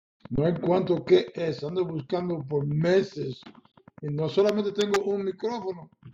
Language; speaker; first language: Spanish; non-native, fluent; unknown